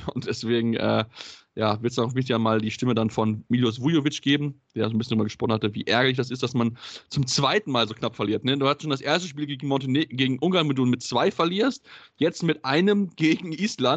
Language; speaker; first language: German; native; German